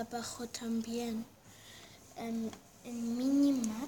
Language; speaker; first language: Spanish; early bilingual, heritage; Spanish